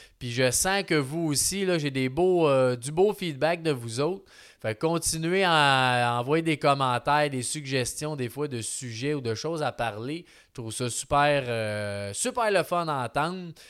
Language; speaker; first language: French; native; French